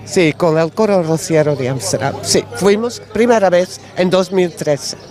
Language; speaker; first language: Spanish; non-native, learner; Dutch